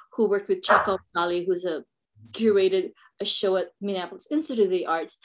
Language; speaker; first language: English; non-native, local second language; Filipino